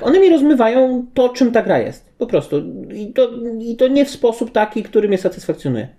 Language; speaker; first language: Polish; native; Polish